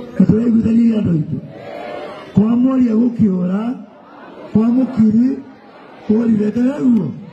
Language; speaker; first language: Swahili; non-native, local second language; Kikuyu